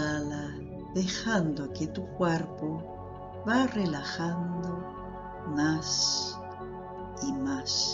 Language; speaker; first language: Spanish; non-native, fluent; Portuguese